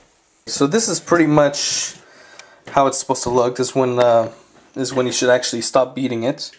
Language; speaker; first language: English; early bilingual, other home language; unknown